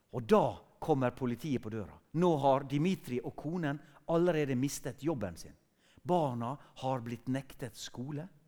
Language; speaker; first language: Norwegian; native; Norwegian